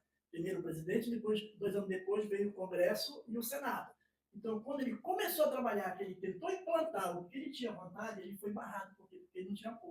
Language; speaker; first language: Portuguese; native; Portuguese